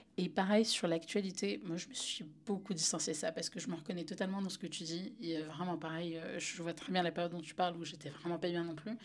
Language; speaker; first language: French; native; French